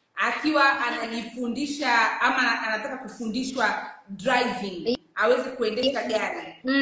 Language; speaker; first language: Swahili; native; Swahili